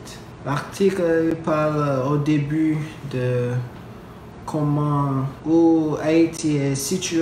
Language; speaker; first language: French; non-native, learner; English